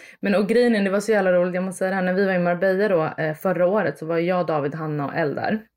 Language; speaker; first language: Swedish; early bilingual, other home language; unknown